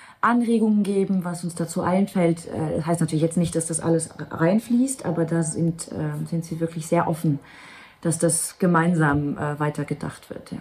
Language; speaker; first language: German; non-native, local second language; Luxembourgish